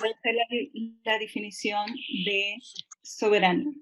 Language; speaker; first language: Spanish; early bilingual, heritage; Spanish